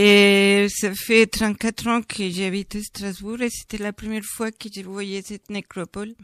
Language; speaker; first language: French; non-native, fluent; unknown